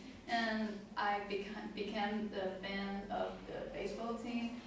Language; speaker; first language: English; non-native, learner; Chinese